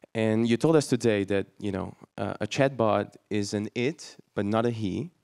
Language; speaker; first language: English; non-native, fluent; Slovak